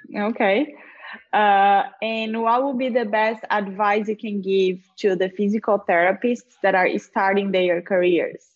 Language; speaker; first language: English; non-native, fluent; Portuguese